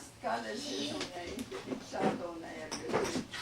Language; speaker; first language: Swedish; early bilingual, other home language; Estonian